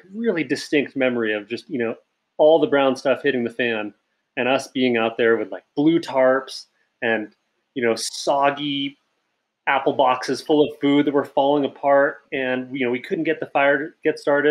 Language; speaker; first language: English; native; English